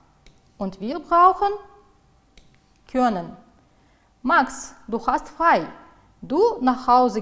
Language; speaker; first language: German; non-native, fluent; Uzbek